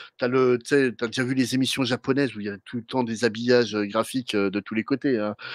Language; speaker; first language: French; native; French